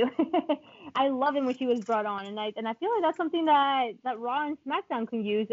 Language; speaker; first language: English; non-native, fluent; Spanish